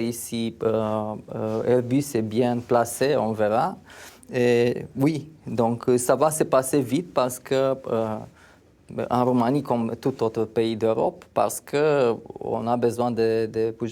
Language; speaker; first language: French; non-native, fluent; Romanian